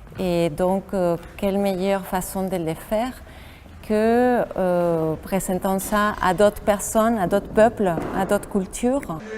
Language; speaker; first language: French; non-native, fluent; Spanish